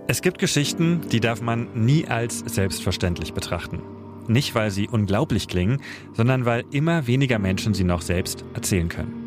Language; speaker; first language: German; native; German